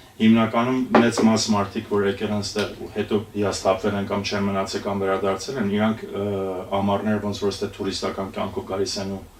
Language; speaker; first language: Armenian; early bilingual, heritage; Armenian